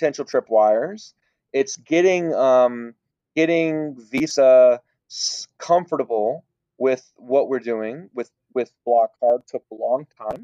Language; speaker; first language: English; native; English